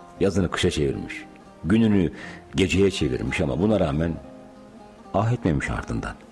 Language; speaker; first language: Turkish; native; Turkish